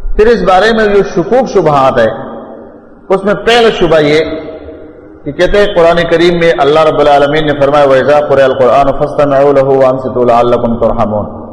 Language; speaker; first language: Urdu; non-native, local second language; Pashto